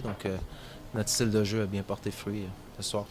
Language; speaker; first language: French; native; French